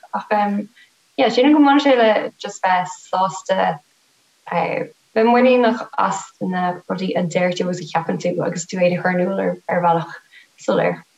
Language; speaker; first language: Irish; non-native, local second language; English